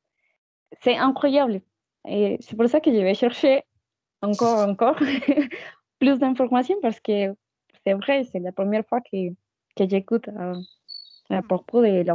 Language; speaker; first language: French; non-native, learner; Spanish